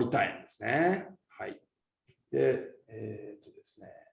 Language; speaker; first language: Japanese; native; Japanese